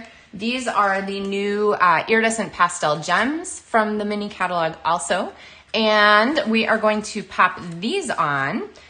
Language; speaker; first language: English; native; English